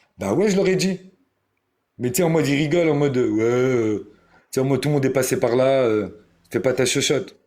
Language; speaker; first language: French; early bilingual, other home language; Arabic